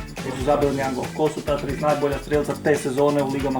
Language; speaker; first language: Croatian; native; Croatian